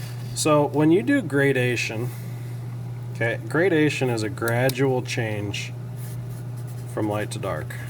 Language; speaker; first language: English; native; English